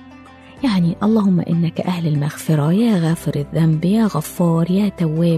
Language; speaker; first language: Arabic; native; Arabic